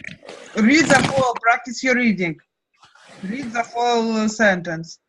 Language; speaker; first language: English; non-native, fluent; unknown